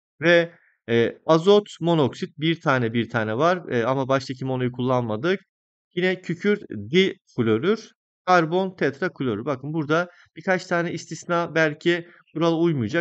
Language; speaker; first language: Turkish; native; Turkish